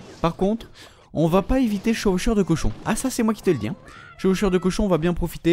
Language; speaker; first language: French; native; French